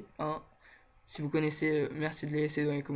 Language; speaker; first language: French; native; French